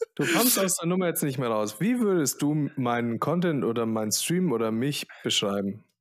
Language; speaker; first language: German; early bilingual, other home language; Polish